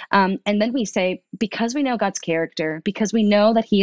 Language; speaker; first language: English; early bilingual, other home language; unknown